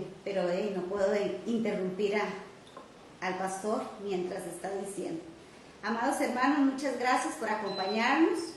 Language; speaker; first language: Spanish; native; Spanish